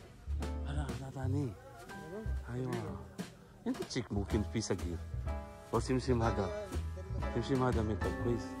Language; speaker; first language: Arabic; non-native, learner; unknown